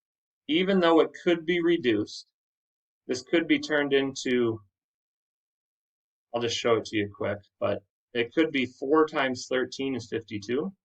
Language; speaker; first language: English; native; English